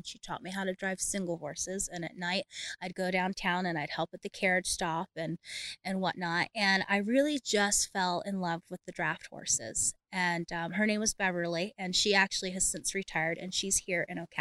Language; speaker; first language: English; native; English